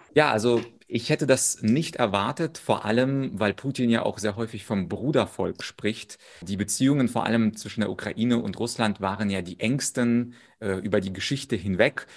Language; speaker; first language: German; early bilingual, other home language; Russian